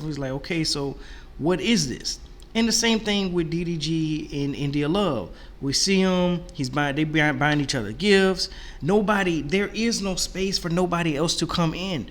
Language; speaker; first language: English; native; English